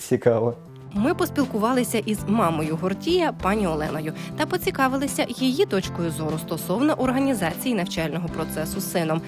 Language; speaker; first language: Ukrainian; native; Ukrainian